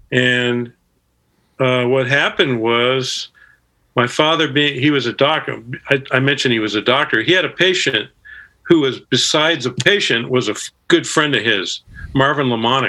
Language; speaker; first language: English; native; English